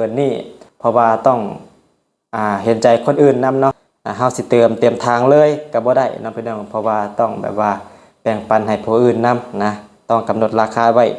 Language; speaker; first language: Thai; non-native, local second language; Northeastern Thai